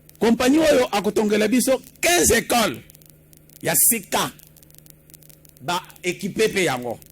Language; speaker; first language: Lingala; non-native, local second language; Kongo